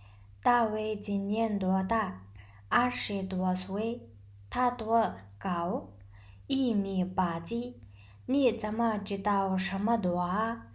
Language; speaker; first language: Chinese; non-native, fluent; Mongolian